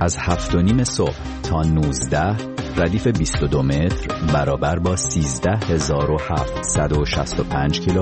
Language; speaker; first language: Persian; native; Persian